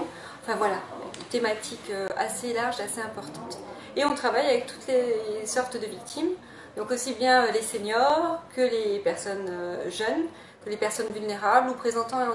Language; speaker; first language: French; native; French